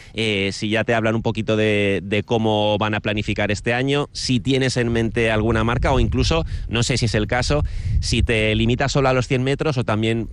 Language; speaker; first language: Spanish; native; Spanish